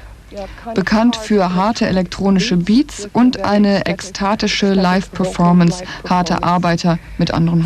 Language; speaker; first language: German; native; German